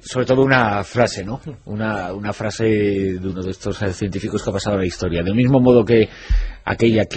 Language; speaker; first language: Spanish; native; Spanish